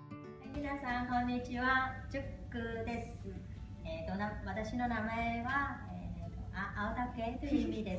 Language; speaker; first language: Japanese; non-native, learner; Vietnamese